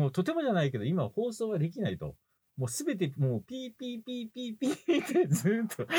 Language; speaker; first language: Japanese; native; Japanese